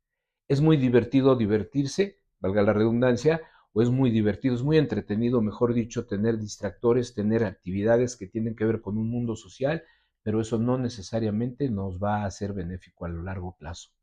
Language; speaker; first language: Spanish; native; Spanish